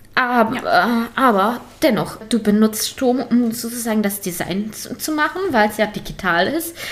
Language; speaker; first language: German; native; German